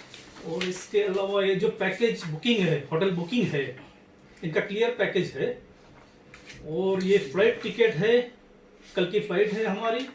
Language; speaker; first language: Hindi; native; Hindi